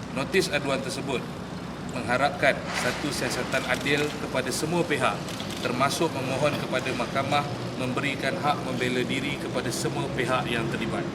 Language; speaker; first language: Malay; native; Malay